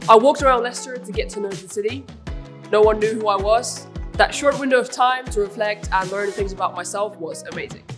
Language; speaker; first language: English; non-native, fluent; Finnish